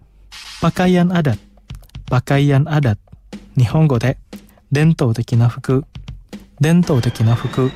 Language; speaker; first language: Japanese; non-native, fluent; Indonesian